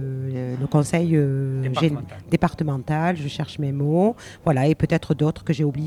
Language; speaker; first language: French; native; French